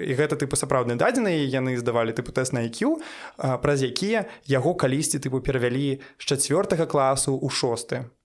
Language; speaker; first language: Belarusian; non-native, local second language; Russian